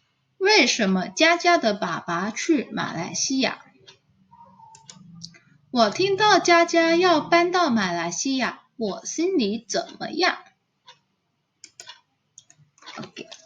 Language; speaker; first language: Chinese; non-native, fluent; Indonesian